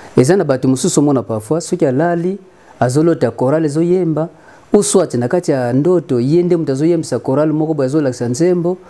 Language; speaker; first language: Lingala; non-native, local second language; Kituba (Democratic Republic of Congo)